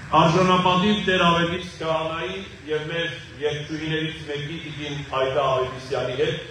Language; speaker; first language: Armenian; native; Armenian